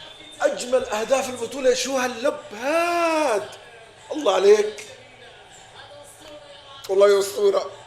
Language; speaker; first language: Arabic; native; Arabic